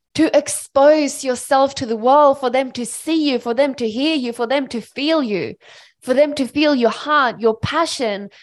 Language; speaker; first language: English; non-native, fluent; Swedish